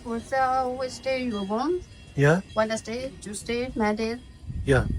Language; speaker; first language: English; non-native, learner; Burmese